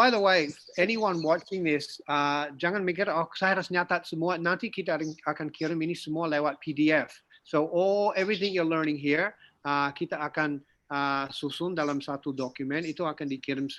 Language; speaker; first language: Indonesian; non-native, fluent; English